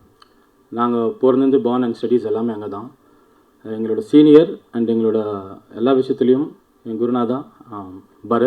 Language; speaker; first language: Tamil; early bilingual, heritage; Tamil